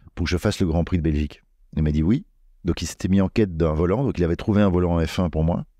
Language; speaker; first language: French; native; French